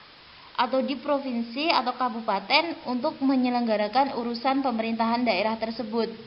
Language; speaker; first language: Indonesian; native; Indonesian